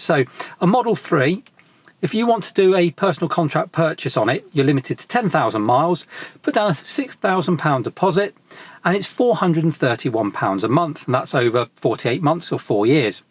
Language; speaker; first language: English; native; English